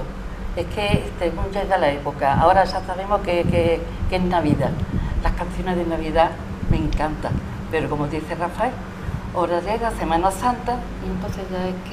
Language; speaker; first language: Spanish; native; Spanish